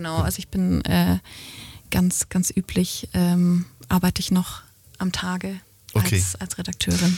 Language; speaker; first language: German; native; German